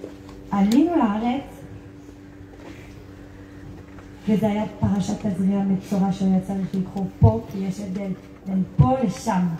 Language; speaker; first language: Hebrew; non-native, fluent; French